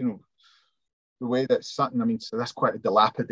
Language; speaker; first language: English; native; English